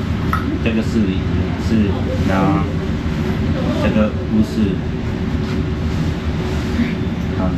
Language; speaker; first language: Chinese; non-native, learner; Filipino